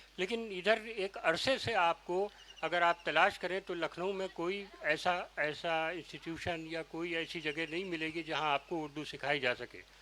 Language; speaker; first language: Urdu; native; Urdu